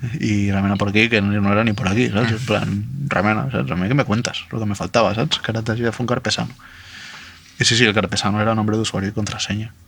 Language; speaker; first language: Spanish; non-native, local second language; Catalan